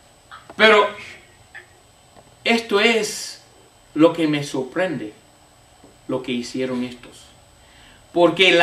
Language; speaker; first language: Spanish; non-native, fluent; English